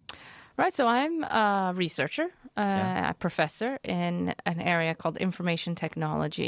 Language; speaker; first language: English; native; English